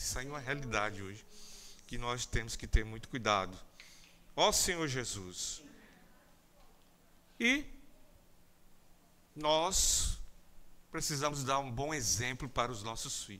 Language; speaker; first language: Portuguese; native; Portuguese